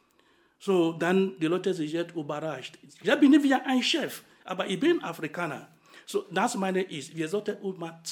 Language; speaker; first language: German; non-native, fluent; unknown